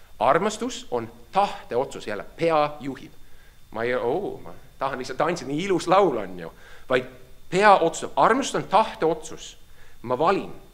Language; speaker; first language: Estonian; non-native, fluent; English